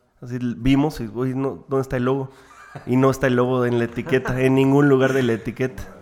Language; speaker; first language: Spanish; native; Spanish